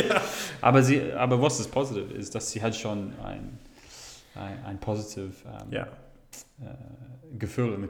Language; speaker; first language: German; non-native, fluent; English